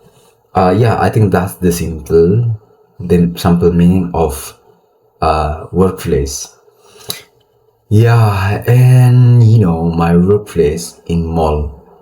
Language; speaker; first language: English; non-native, learner; Indonesian